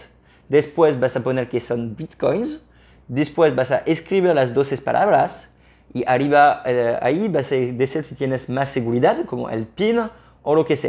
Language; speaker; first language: Spanish; non-native, fluent; French